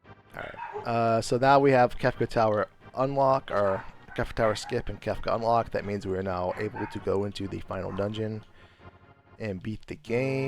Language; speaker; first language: English; native; English